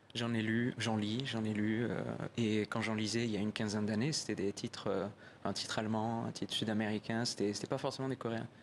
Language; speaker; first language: French; native; French